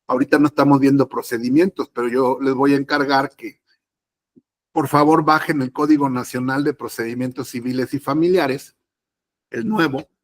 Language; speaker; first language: Spanish; native; Spanish